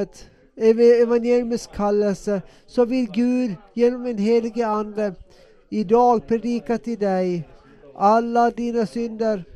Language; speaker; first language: Swedish; non-native, local second language; Finnish